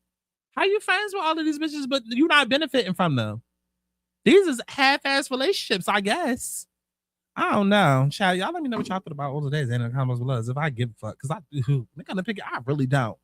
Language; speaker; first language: English; native; English